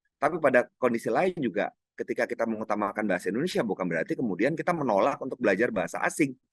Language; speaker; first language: Indonesian; non-native, local second language; Minangkabau